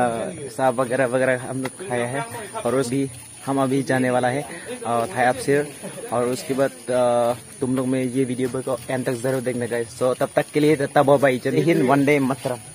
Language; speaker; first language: Hindi; non-native, local second language; Karbi